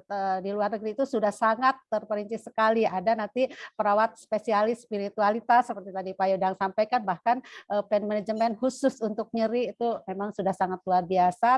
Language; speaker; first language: Indonesian; native; Indonesian